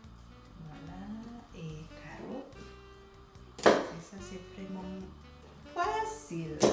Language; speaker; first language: French; non-native, learner; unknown